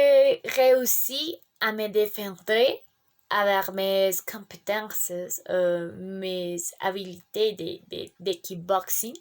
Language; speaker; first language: French; non-native, learner; Spanish